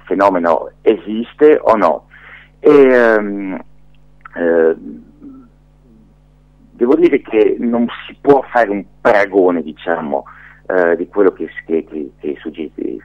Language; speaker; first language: Italian; non-native, fluent; French